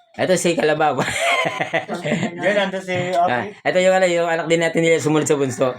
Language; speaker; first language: Filipino; native; Filipino